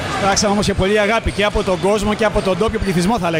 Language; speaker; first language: Greek; native; Greek